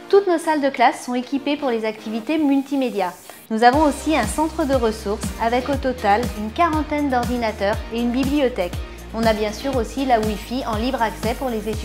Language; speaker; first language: French; native; French